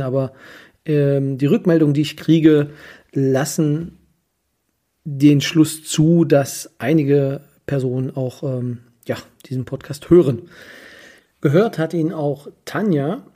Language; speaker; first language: German; native; German